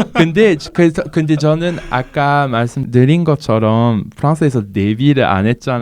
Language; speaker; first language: Korean; non-native, fluent; French